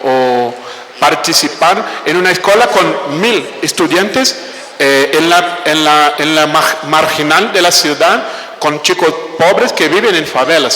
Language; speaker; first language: Spanish; non-native, fluent; Portuguese